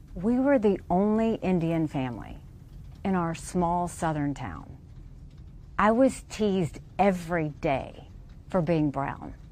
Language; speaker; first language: English; native; English